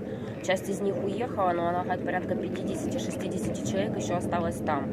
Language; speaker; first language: Russian; native; Russian